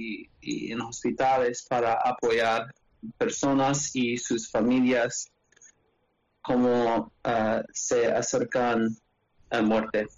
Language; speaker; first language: Spanish; non-native, learner; English